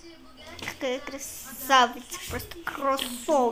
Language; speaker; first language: Russian; early bilingual, heritage; Russian